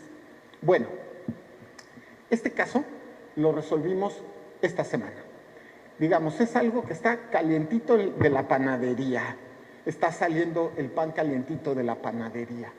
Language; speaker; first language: Spanish; native; Spanish